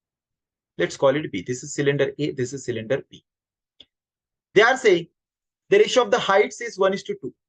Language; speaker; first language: English; non-native, local second language; Hindi